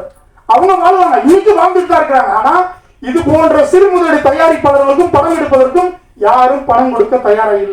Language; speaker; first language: Tamil; native; Tamil